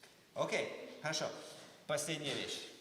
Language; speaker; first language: Russian; early bilingual, heritage; Russian